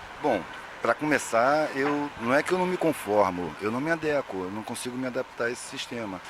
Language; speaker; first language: Portuguese; native; Portuguese